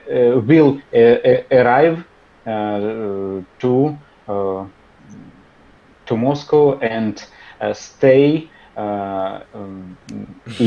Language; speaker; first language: English; non-native, learner; Russian